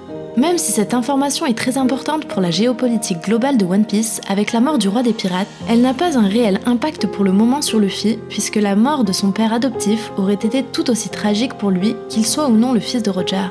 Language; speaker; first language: French; native; French